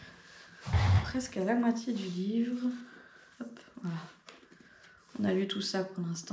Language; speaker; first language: French; native; French